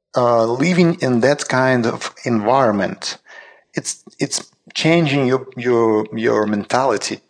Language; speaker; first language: English; non-native, learner; Russian